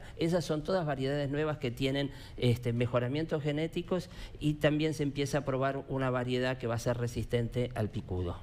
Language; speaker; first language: Spanish; native; Spanish